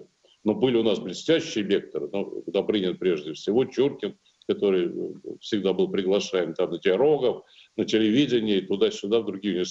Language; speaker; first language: Russian; native; Russian